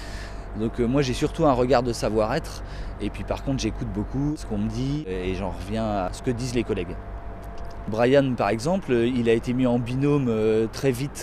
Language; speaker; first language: French; native; French